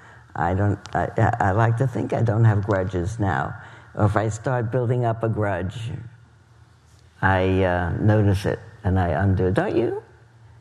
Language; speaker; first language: English; native; English